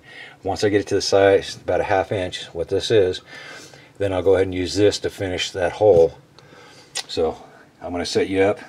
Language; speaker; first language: English; native; English